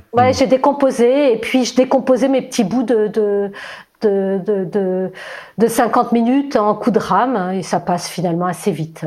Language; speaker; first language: French; native; French